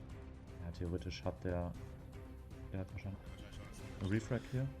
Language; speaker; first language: German; native; German